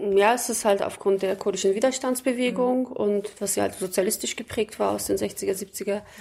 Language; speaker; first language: German; early bilingual, other home language; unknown